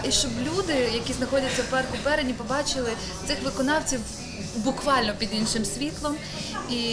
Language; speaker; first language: Ukrainian; native; Ukrainian